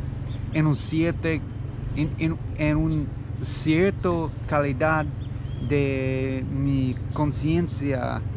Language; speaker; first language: Spanish; non-native, learner; English